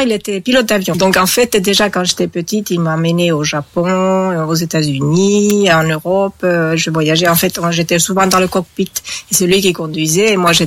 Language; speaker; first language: French; non-native, fluent; Finnish